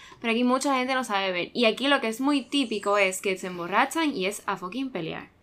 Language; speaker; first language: Spanish; native; Spanish